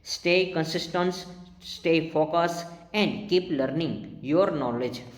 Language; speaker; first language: English; non-native, local second language; Gujarati